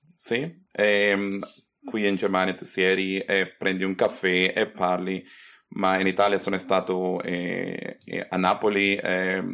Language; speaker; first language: Italian; non-native, fluent; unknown